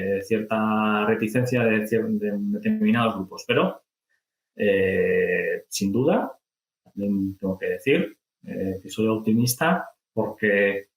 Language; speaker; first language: Spanish; native; Spanish